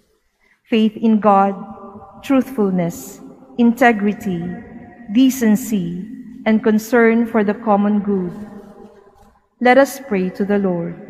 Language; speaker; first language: English; non-native, local second language; Filipino